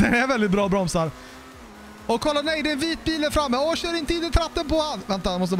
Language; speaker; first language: Swedish; native; Swedish